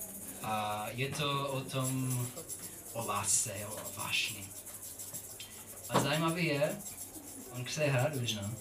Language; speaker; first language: Czech; non-native, learner; English